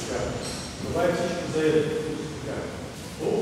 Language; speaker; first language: Bulgarian; non-native, learner; Russian